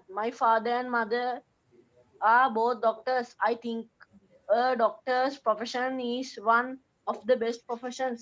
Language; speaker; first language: English; non-native, learner; Sinhala